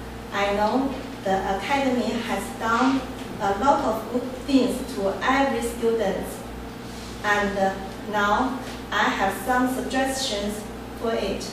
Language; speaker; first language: English; non-native, learner; Chinese